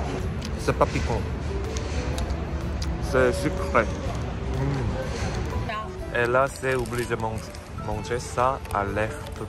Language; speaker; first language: French; non-native, fluent; Korean